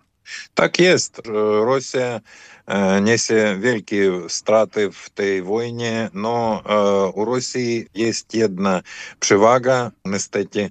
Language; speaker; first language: Polish; non-native, learner; Ukrainian